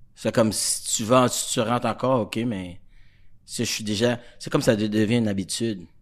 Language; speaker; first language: French; non-native, fluent; English